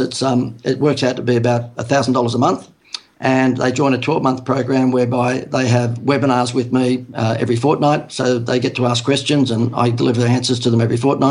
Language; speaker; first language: English; native; English